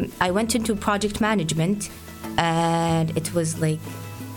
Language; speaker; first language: English; non-native, fluent; Arabic